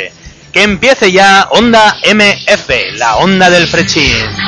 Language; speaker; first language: Spanish; native; Spanish